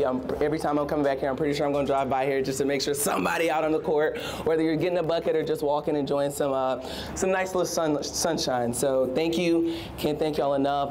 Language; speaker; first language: English; native; English